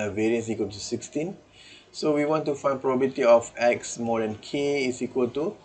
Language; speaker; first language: English; non-native, local second language; Malay